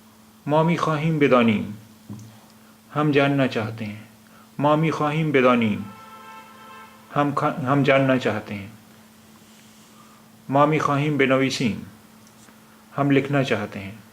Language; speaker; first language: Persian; non-native, fluent; Urdu